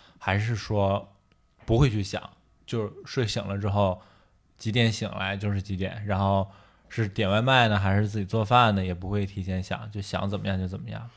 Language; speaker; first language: Chinese; native; Chinese